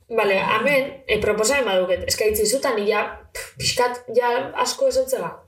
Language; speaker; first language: Basque; native; Basque